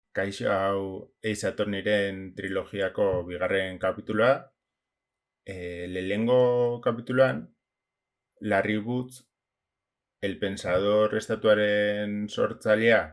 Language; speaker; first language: Basque; non-native, local second language; Spanish